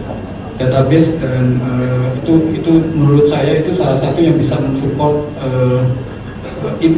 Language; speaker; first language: Indonesian; native; Indonesian